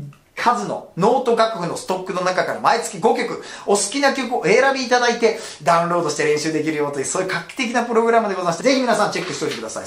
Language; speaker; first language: Japanese; native; Japanese